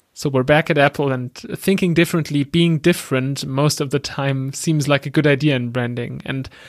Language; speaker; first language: English; non-native, fluent; German